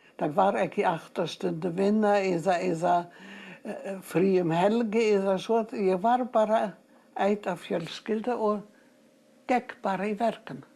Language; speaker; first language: Icelandic; non-native, fluent; German